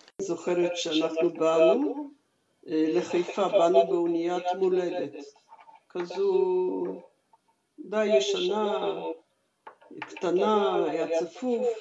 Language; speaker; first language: Hebrew; non-native, fluent; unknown